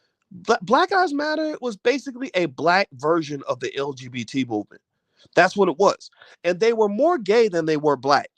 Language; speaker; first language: English; native; English